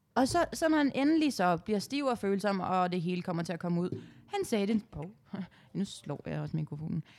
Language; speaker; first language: Danish; native; Danish